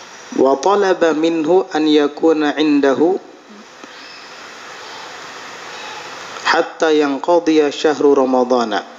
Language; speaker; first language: Arabic; non-native, fluent; Indonesian